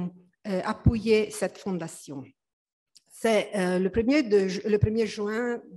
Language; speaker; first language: French; non-native, fluent; Italian